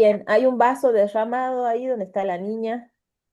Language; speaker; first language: Spanish; native; Spanish